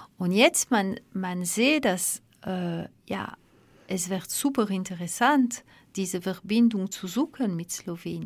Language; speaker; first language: German; non-native, fluent; French